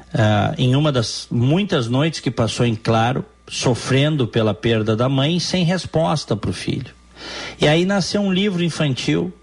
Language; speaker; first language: Portuguese; native; Portuguese